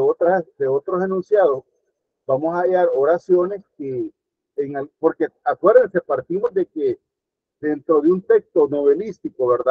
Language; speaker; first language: Spanish; native; Spanish